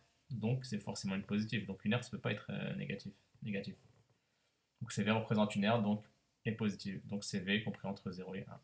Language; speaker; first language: French; native; French